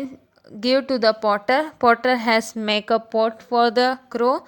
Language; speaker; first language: English; non-native, local second language; Gujarati